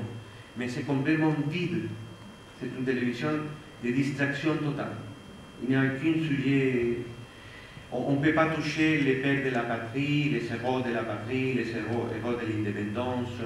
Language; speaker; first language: French; non-native, fluent; Spanish